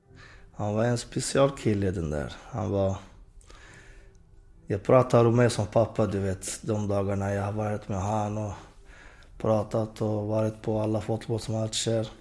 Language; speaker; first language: Swedish; non-native, fluent; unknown